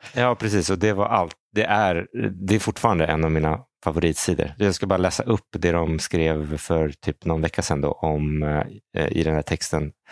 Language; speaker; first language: Swedish; native; Swedish